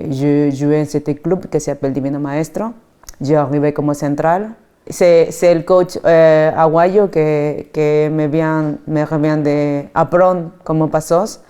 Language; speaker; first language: French; non-native, fluent; Spanish